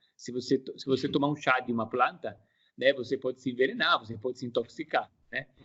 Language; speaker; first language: Portuguese; non-native, fluent; Italian